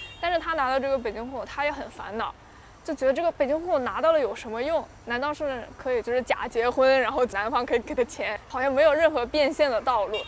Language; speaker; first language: Chinese; native; Chinese